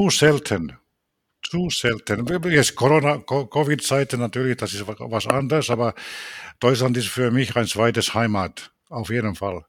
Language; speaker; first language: German; non-native, fluent; Finnish